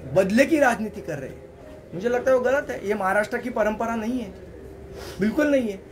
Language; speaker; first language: Hindi; non-native, local second language; Marathi